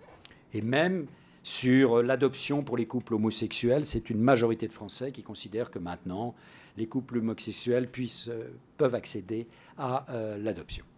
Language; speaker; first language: French; native; French